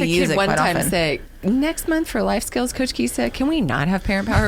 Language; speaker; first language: English; native; English